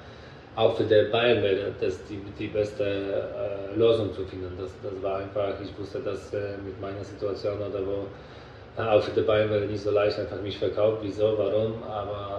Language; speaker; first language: German; non-native, fluent; Polish